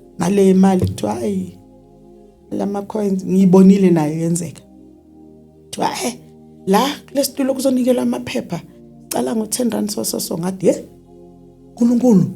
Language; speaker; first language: Zulu; native; Zulu